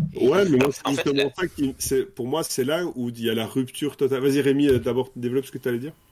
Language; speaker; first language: French; native; French